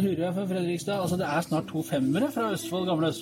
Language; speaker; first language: Norwegian; native; Norwegian